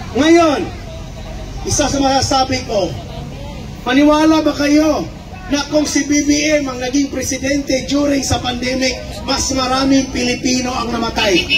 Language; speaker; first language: Filipino; non-native, local second language; Cebuano